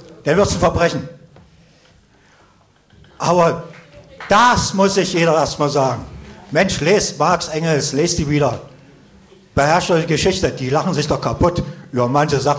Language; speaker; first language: German; native; German